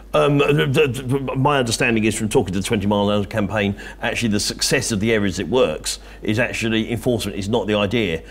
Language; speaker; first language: English; native; English